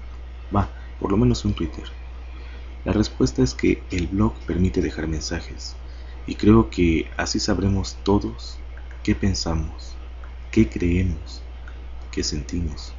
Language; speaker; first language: Spanish; native; Spanish